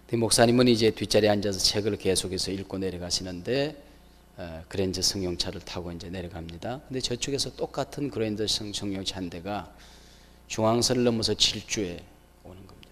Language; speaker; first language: Korean; native; Korean